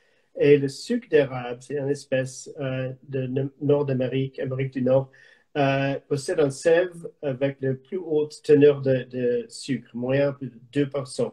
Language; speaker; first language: French; non-native, learner; English